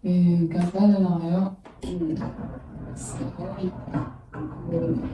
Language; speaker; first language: French; non-native, learner; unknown